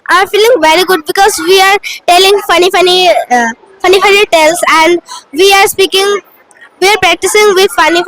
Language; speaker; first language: English; non-native, learner; Bangla